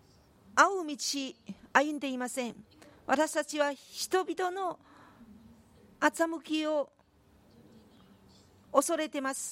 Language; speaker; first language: Japanese; non-native, fluent; Korean